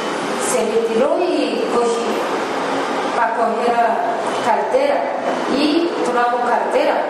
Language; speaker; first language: Spanish; non-native, learner; Japanese